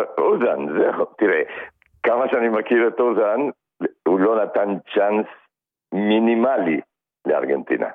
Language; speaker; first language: Hebrew; non-native, fluent; Spanish